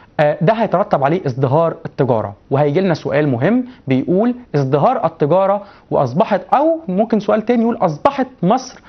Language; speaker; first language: Arabic; native; Arabic